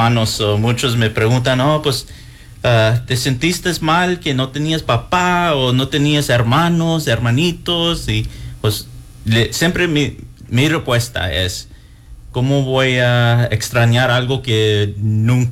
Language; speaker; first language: Spanish; early bilingual, heritage; Spanish